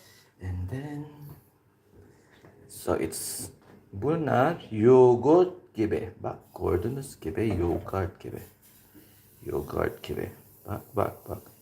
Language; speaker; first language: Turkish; non-native, learner; Filipino